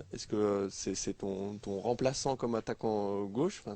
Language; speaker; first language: French; native; French